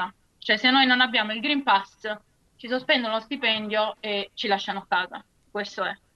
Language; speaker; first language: Italian; native; Italian